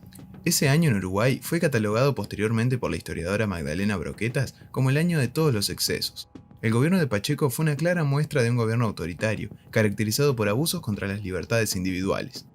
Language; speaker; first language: Spanish; native; Spanish